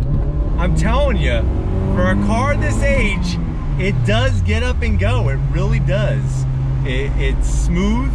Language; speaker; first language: English; native; English